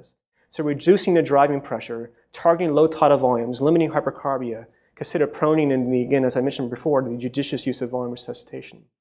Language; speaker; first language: English; native; English